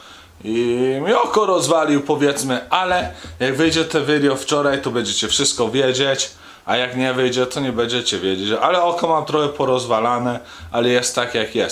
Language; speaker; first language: Polish; early bilingual, heritage; Polish